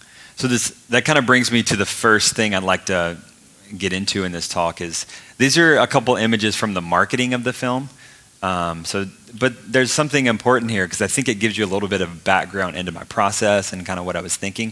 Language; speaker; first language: English; native; English